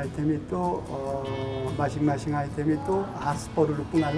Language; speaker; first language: Indonesian; non-native, learner; Korean